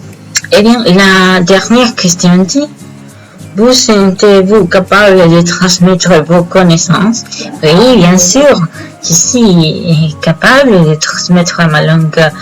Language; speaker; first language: French; non-native, learner; Spanish